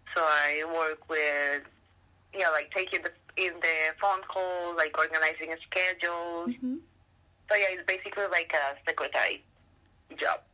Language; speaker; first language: English; non-native, learner; Spanish